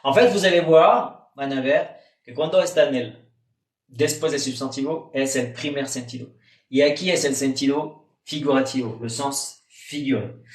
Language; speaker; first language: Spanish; non-native, fluent; French